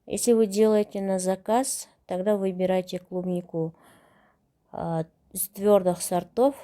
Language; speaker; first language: Russian; non-native, local second language; Kazakh